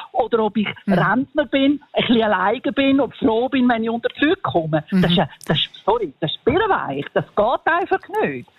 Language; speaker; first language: German; native; German